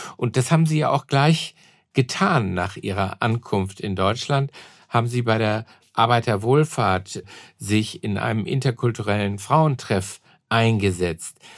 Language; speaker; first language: German; native; German